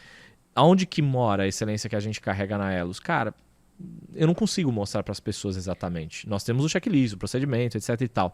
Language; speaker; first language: Portuguese; native; Portuguese